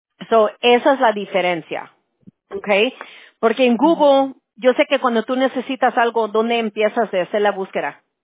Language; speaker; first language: Spanish; early bilingual, heritage; Spanish